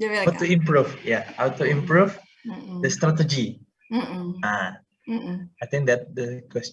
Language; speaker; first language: English; non-native, fluent; Indonesian